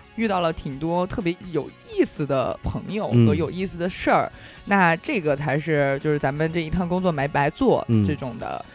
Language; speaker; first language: Chinese; native; Chinese